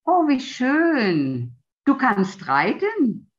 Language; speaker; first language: German; non-native, fluent; Italian